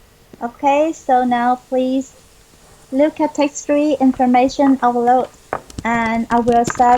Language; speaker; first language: English; non-native, fluent; Vietnamese